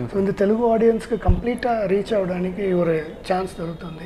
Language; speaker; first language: Telugu; non-native, learner; Tamil